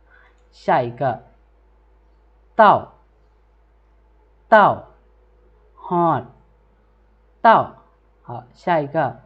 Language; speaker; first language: Chinese; non-native, fluent; Lao